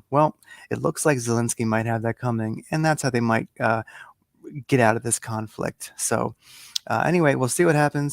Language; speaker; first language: English; native; English